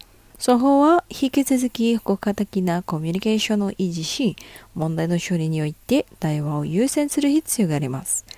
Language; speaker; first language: Japanese; non-native, fluent; Indonesian